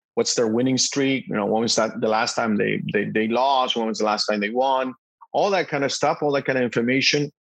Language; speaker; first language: English; non-native, fluent; Spanish